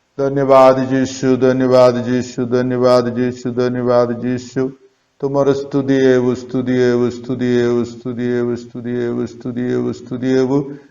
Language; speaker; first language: Odia; non-native, local second language; Malayalam